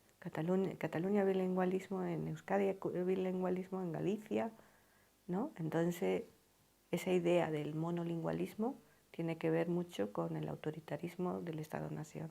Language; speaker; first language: Spanish; early bilingual, heritage; Spanish